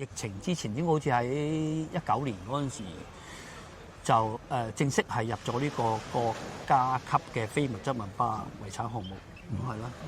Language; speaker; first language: Cantonese; native; Cantonese